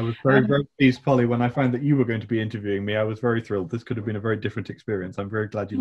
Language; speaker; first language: English; native; English